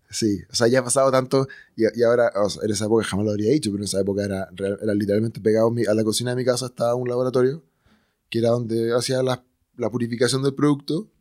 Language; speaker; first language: Spanish; native; Spanish